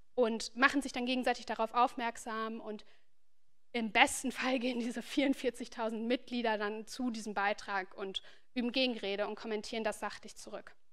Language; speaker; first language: German; native; German